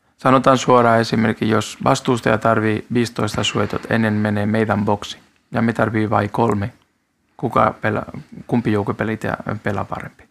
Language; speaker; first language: Finnish; non-native, learner; Spanish